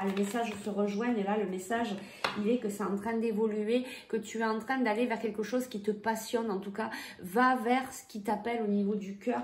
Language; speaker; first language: French; native; French